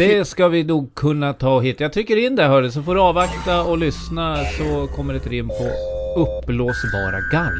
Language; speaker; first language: Swedish; native; Swedish